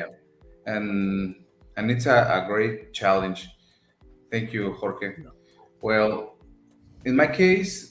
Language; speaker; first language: English; non-native, learner; Spanish